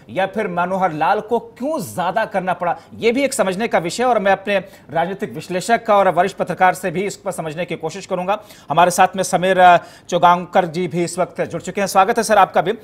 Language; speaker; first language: Hindi; native; Hindi